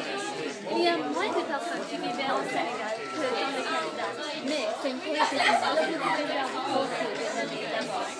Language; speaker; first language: French; non-native, learner; English